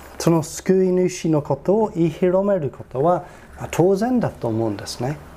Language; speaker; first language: Japanese; non-native, fluent; English